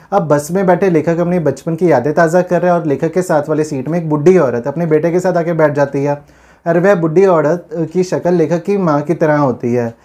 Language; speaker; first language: Hindi; non-native, local second language; Punjabi